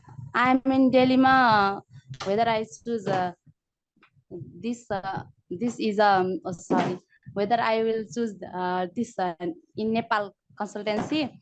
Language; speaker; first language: English; non-native, learner; Nepali